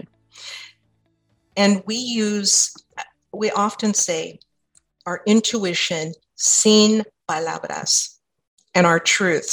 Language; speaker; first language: English; native; English